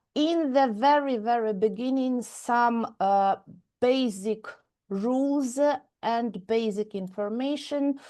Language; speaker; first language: English; non-native, fluent; Ukrainian